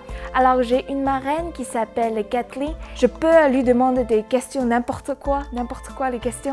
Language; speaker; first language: French; non-native, learner; Chinese